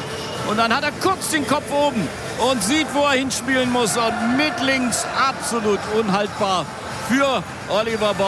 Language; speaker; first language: German; native; German